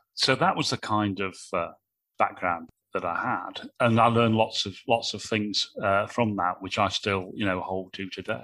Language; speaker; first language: English; native; English